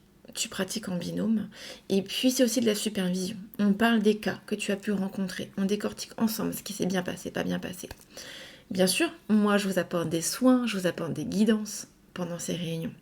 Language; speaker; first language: French; native; French